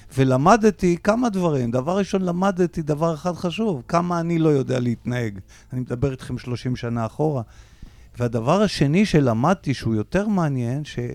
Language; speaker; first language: Hebrew; native; Hebrew